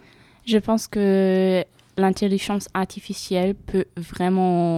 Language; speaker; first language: French; non-native, learner; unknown